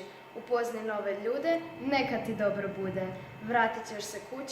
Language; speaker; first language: Croatian; native; Croatian